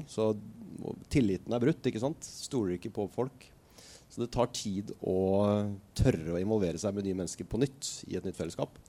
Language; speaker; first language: Norwegian; native; Norwegian